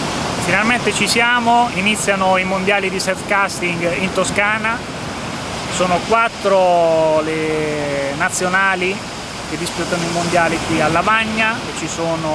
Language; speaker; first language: Italian; native; Italian